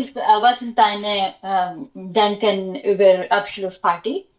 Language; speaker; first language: German; non-native, learner; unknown